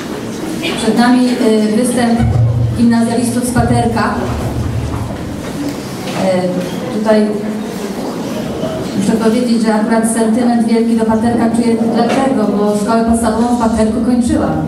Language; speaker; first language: Polish; native; Polish